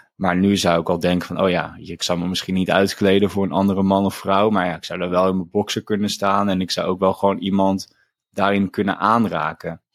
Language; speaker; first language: Dutch; native; Dutch